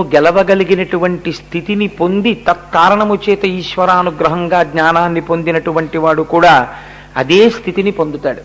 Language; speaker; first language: Telugu; native; Telugu